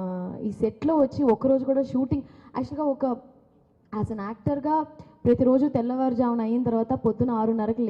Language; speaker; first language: Telugu; early bilingual, heritage; Telugu